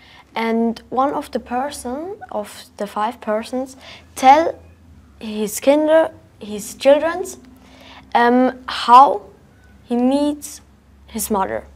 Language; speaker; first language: English; non-native, learner; German